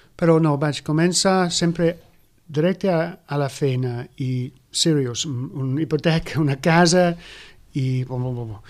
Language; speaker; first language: Catalan; non-native, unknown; English